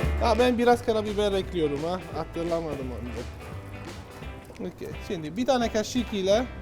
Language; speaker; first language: Turkish; non-native, fluent; Italian